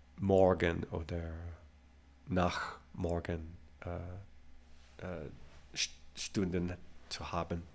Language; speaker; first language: German; non-native, learner; English